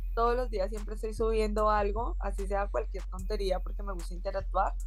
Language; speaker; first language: Spanish; native; Spanish